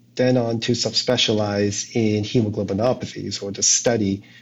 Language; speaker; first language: English; non-native, local second language; Cantonese